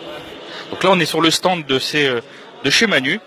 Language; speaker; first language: French; native; French